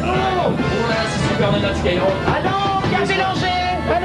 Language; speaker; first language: French; native; French